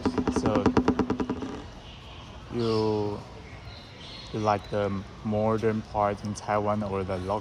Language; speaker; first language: English; non-native, learner; Chinese